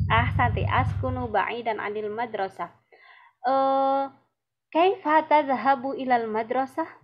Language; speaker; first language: Arabic; non-native, fluent; Indonesian